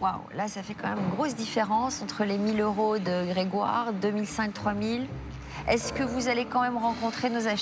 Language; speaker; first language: French; native; French